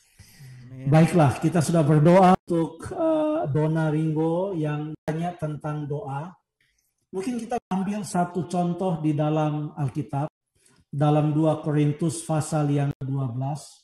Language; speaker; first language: Indonesian; native; Indonesian